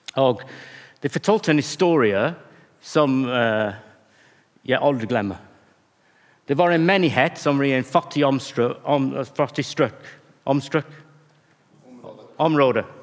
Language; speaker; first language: Norwegian; non-native, fluent; English